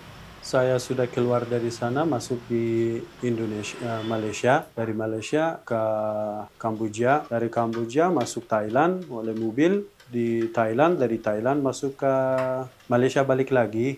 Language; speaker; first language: Indonesian; non-native, learner; Persian